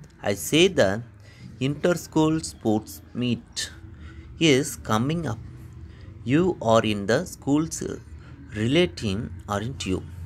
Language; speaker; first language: English; non-native, local second language; Tamil